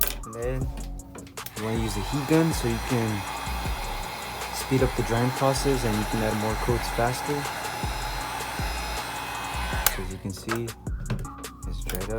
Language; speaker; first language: English; native; English